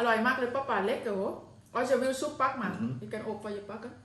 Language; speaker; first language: Dutch; non-native, learner; Thai